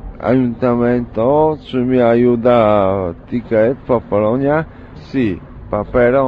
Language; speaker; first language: Spanish; non-native, learner; Polish